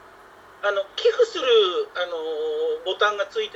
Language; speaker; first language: Japanese; native; Japanese